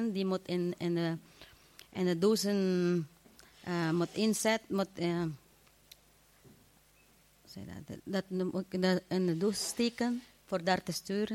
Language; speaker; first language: Dutch; non-native, fluent; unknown